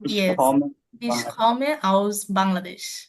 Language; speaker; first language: German; non-native, learner; Bangla